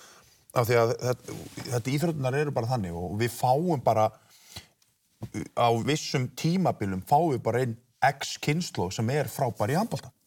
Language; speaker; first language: Icelandic; native; Icelandic